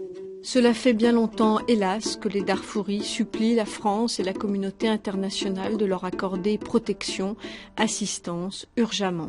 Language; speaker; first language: French; native; French